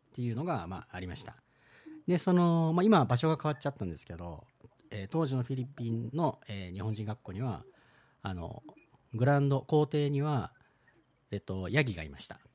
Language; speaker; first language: Japanese; early bilingual, heritage; Japanese